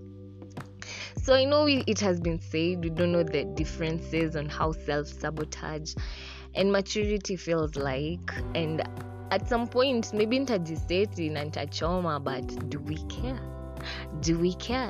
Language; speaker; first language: English; non-native, local second language; Swahili